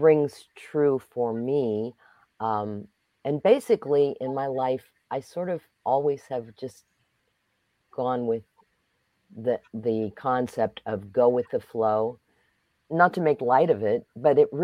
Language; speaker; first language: English; native; English